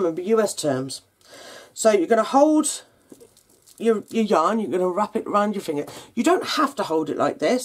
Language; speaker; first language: English; native; English